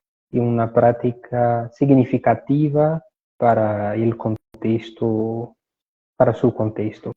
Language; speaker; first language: Spanish; non-native, fluent; Portuguese